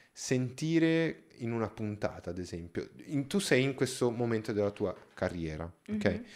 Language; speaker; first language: Italian; non-native, fluent; Portuguese